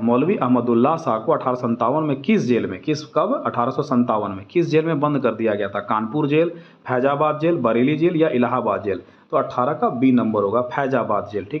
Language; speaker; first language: Hindi; native; Hindi